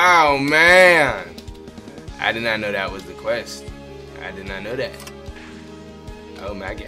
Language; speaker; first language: English; native; English